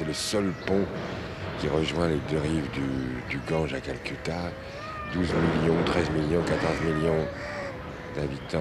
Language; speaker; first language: French; native; French